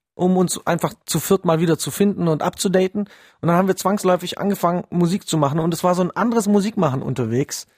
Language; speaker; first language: German; early bilingual, other home language; Polish